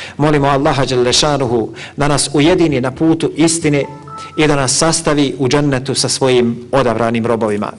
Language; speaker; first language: Bosnian; native; Bosnian